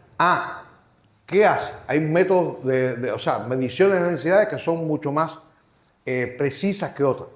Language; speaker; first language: Spanish; native; Spanish